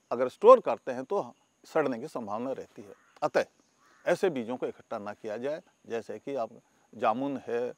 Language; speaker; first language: Hindi; native; Hindi